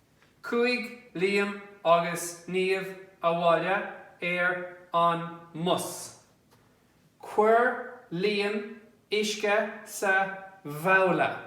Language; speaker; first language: Irish; non-native, local second language; English